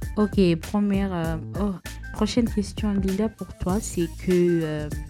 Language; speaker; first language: French; non-native, fluent; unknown